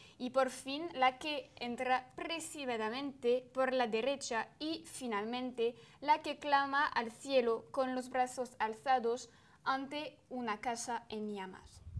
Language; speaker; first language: Spanish; non-native, fluent; French